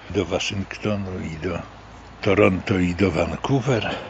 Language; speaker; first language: Polish; native; Polish